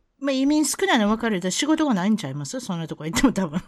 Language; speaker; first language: Japanese; native; Japanese